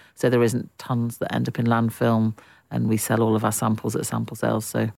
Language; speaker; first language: English; native; English